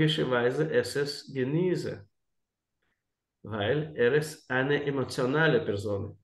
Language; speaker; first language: German; non-native, learner; Russian